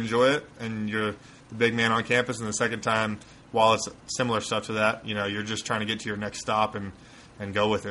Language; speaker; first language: English; native; English